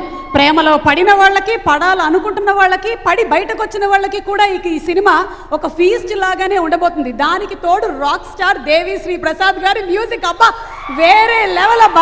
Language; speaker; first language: Telugu; native; Telugu